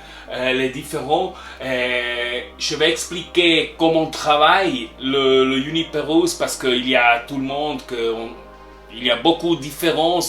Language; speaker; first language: French; non-native, learner; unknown